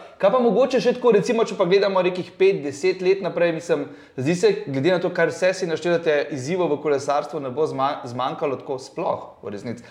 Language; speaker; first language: Slovenian; native; Slovenian